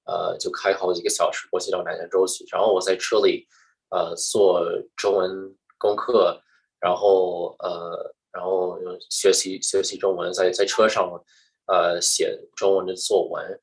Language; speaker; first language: Chinese; early bilingual, heritage; English